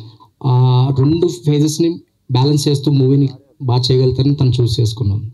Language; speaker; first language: Telugu; native; Telugu